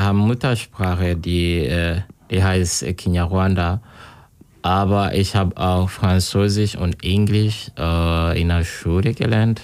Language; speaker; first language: German; non-native, learner; Kinyarwanda